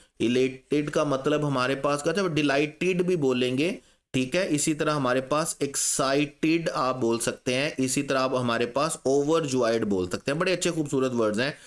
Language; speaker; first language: Urdu; non-native, local second language; Punjabi